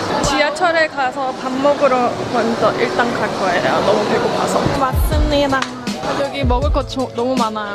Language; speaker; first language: Korean; early bilingual, heritage; English